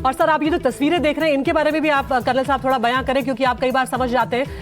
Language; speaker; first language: Hindi; native; Hindi